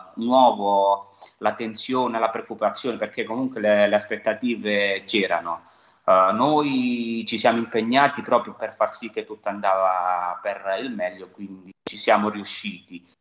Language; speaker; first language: Italian; native; Italian